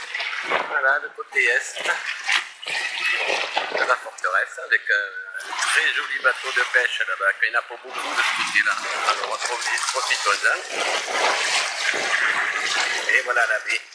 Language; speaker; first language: French; native; French